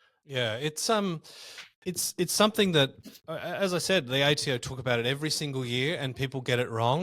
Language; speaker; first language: English; native; English